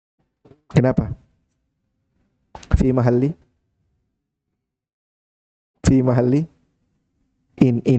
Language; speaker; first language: Arabic; non-native, fluent; Indonesian